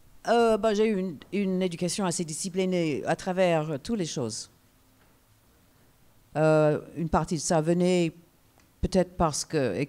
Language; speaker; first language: French; non-native, fluent; English